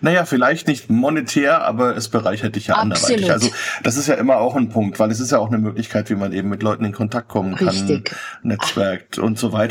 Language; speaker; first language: German; native; German